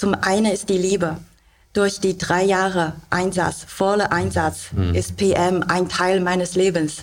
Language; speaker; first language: German; non-native, learner; Chinese